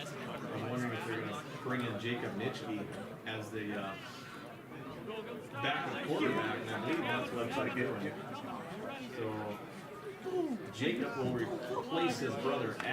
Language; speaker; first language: English; native; English